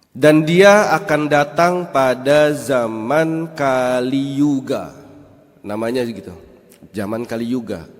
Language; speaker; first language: Indonesian; native; Indonesian